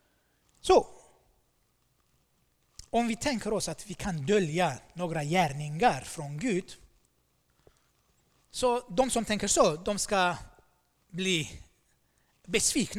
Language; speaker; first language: Swedish; non-native, fluent; Armenian